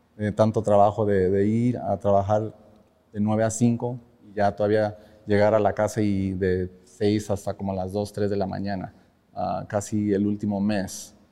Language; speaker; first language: Spanish; early bilingual, heritage; Spanish